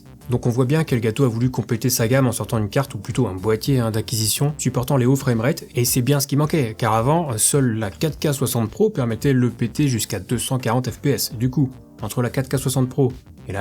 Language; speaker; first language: French; native; French